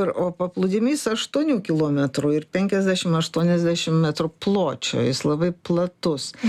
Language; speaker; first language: Lithuanian; early bilingual, heritage; Lithuanian